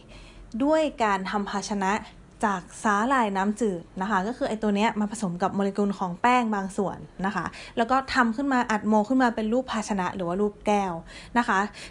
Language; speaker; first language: Thai; native; Thai